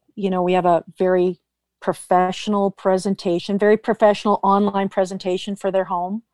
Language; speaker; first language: English; native; English